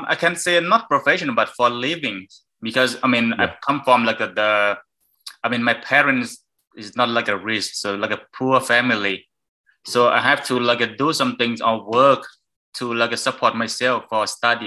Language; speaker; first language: English; non-native, learner; Thai